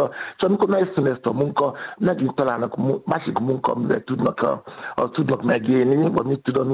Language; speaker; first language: Hungarian; non-native, fluent; Yoruba